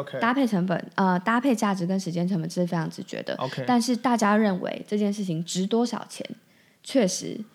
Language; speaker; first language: Chinese; native; Chinese